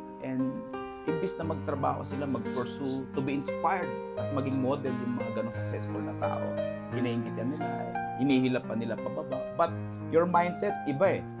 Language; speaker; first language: Filipino; native; Filipino